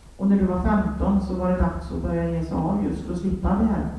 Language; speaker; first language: Swedish; native; Swedish